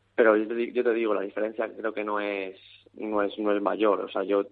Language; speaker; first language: Spanish; native; Spanish